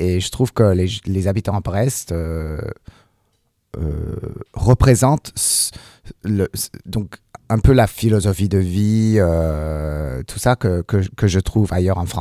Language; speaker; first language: French; non-native, fluent; English